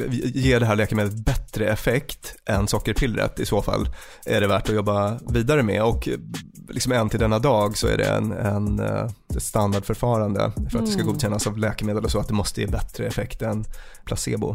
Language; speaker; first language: Swedish; native; Swedish